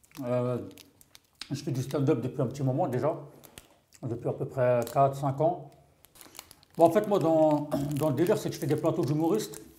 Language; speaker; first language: French; early bilingual, other home language; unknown